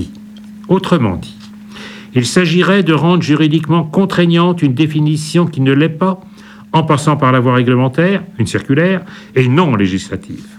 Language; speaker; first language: French; native; French